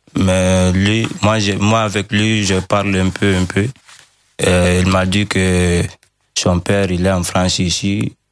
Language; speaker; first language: French; non-native, learner; Fula